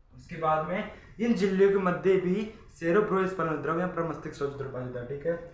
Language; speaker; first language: Hindi; native; Hindi